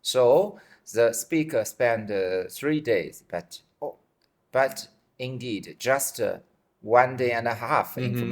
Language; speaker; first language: English; non-native, fluent; Chinese